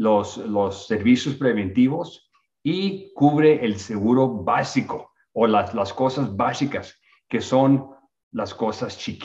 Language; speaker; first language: Spanish; early bilingual, other home language; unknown